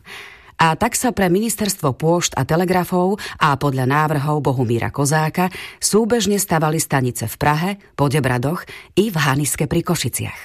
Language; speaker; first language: Slovak; native; Slovak